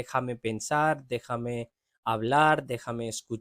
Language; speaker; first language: Spanish; non-native, fluent; Urdu